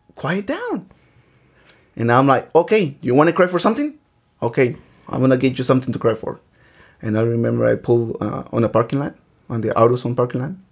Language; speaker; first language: English; early bilingual, other home language; Spanish